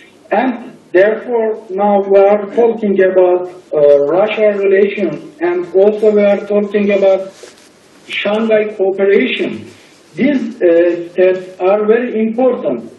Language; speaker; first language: English; non-native, learner; Turkish